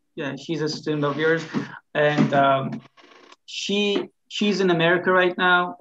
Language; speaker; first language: English; non-native, fluent; Turkish